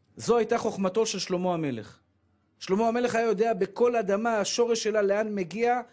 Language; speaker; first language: Hebrew; native; Hebrew